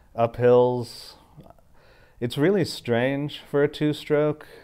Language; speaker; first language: English; native; English